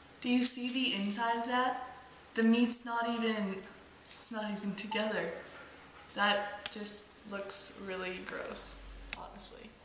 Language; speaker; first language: English; native; English